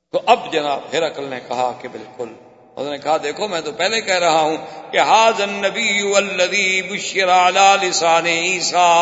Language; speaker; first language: Urdu; native; Urdu